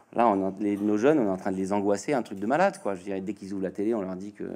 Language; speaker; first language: French; native; French